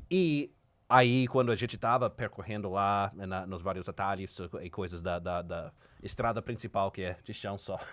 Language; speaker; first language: Portuguese; non-native, fluent; English